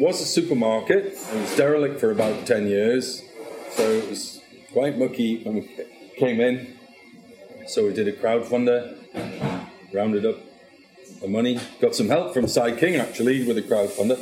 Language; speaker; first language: English; native; English